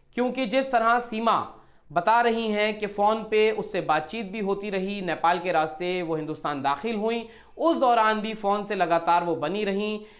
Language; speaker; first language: Hindi; native; Hindi